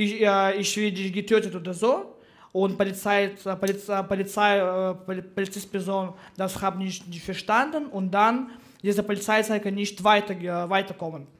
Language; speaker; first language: German; non-native, learner; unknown